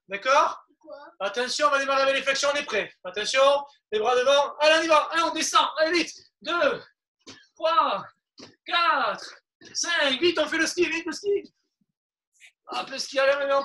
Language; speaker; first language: French; native; French